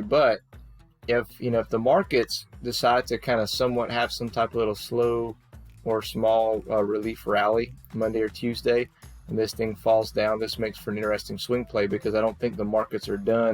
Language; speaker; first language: English; native; English